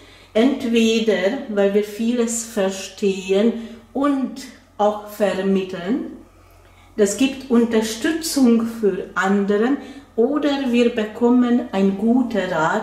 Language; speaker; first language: German; non-native, fluent; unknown